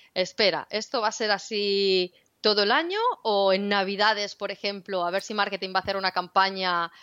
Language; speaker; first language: Spanish; native; Spanish